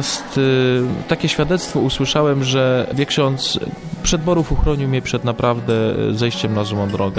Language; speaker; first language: Polish; native; Polish